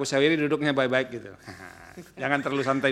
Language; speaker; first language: Indonesian; native; Indonesian